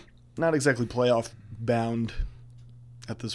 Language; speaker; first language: English; native; English